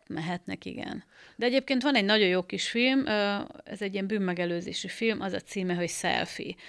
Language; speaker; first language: Hungarian; native; Hungarian